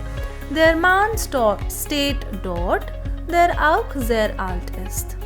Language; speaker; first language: German; non-native, fluent; Hindi